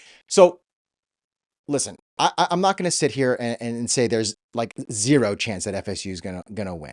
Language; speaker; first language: English; native; English